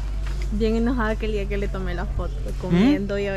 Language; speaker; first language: Spanish; native; Spanish